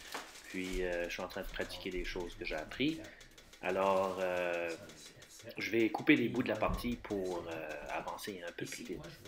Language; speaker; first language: French; native; French